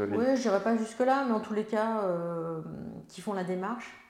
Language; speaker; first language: French; native; French